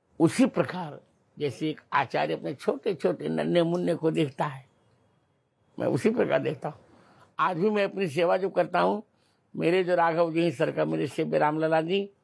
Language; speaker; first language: Hindi; native; Hindi